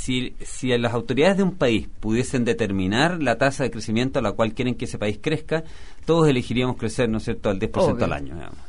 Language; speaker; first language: Spanish; native; Spanish